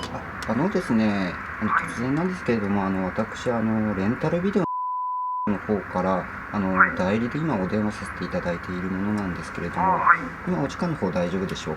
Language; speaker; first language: Japanese; native; Japanese